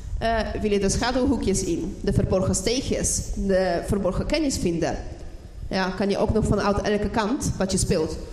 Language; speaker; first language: Dutch; non-native, fluent; Polish